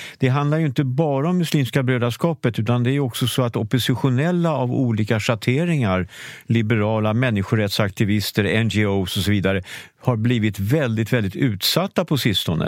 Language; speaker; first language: Swedish; native; Swedish